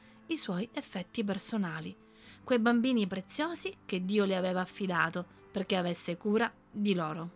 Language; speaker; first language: Italian; native; Italian